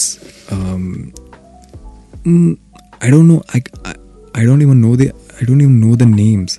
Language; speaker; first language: English; non-native, local second language; Hindi